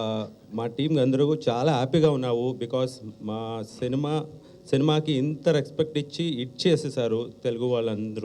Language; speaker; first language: Telugu; non-native, learner; Kannada